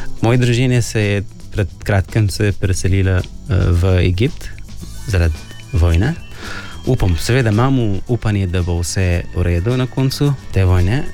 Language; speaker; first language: Slovenian; non-native, fluent; Arabic